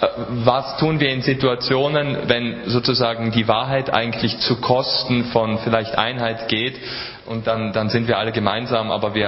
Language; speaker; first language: German; native; German